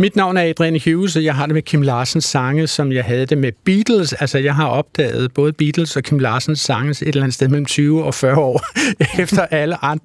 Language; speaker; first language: Danish; native; Danish